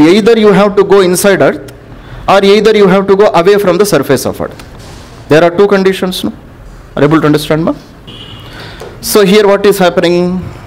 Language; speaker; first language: English; non-native, local second language; Telugu